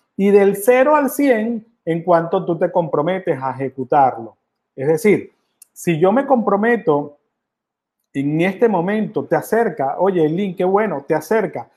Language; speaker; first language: Spanish; native; Spanish